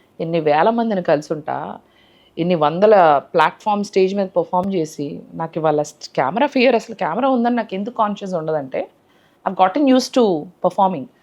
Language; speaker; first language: Telugu; native; Telugu